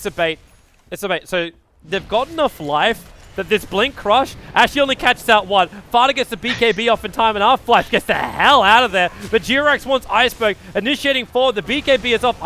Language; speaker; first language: English; native; English